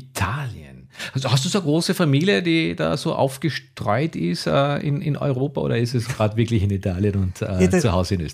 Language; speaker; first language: German; native; German